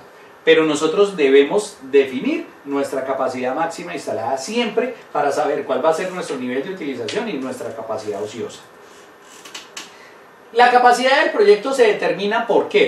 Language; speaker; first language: Spanish; native; Spanish